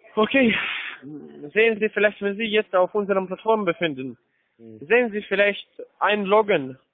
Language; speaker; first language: German; non-native, learner; Russian